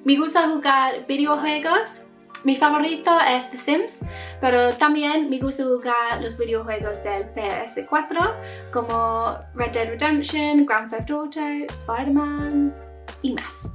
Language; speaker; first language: Spanish; non-native, learner; English